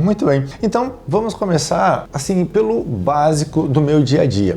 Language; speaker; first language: Portuguese; native; Portuguese